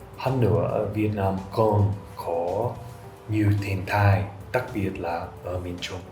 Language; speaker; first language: Vietnamese; non-native, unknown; English